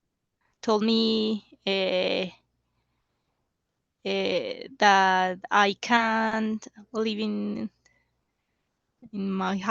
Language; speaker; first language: English; non-native, learner; Spanish